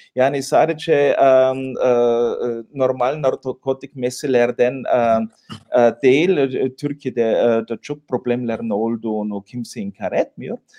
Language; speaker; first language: Turkish; non-native, fluent; German